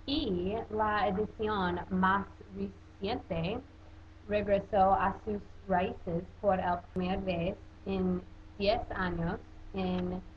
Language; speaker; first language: Spanish; non-native, learner; English